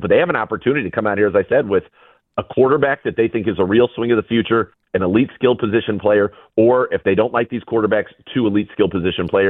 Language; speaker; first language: English; native; English